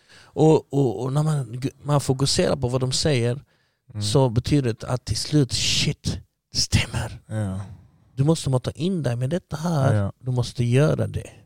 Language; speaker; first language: Swedish; early bilingual, other home language; Arabic